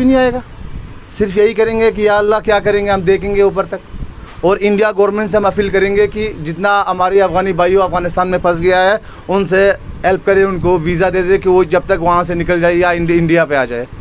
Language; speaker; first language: Hindi; non-native, fluent; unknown